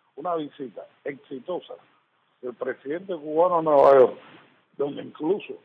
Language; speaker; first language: Spanish; native; Spanish